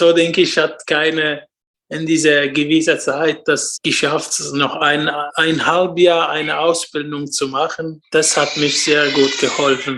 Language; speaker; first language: German; non-native, learner; Arabic